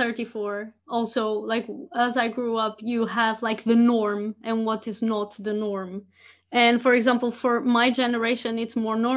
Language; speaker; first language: English; non-native, fluent; Portuguese